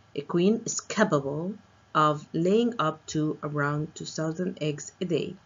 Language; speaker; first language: English; non-native, fluent; Arabic